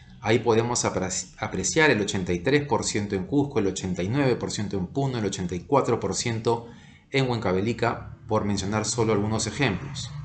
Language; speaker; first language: Spanish; native; Spanish